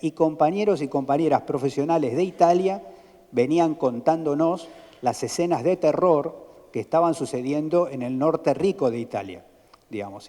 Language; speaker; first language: Spanish; native; Spanish